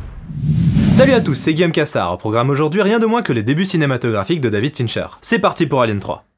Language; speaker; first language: French; native; French